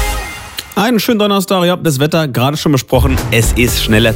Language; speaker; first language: German; native; German